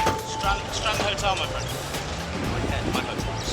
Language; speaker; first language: English; native; English